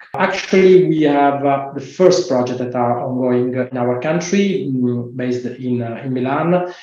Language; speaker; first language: English; non-native, fluent; Italian